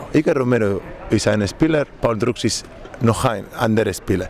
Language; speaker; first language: German; non-native, learner; Spanish